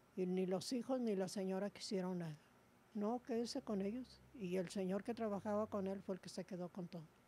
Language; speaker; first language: Spanish; native; Spanish